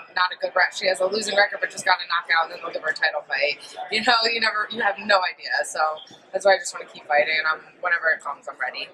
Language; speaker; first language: English; native; English